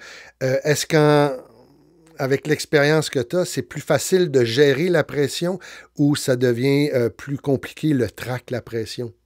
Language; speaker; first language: French; native; French